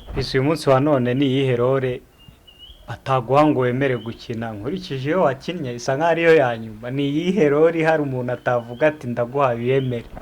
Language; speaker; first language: Kinyarwanda; native; Kinyarwanda